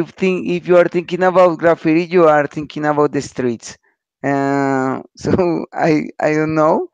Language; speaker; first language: English; non-native, learner; Spanish